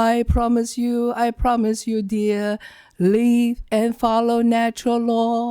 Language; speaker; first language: English; non-native, learner; Chinese